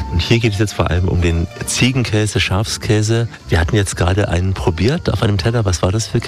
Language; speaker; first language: German; native; German